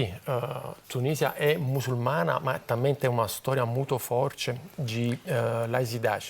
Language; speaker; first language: Portuguese; non-native, fluent; Italian